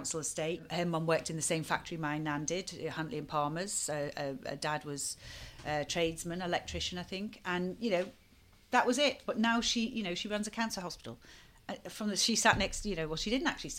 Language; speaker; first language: English; native; English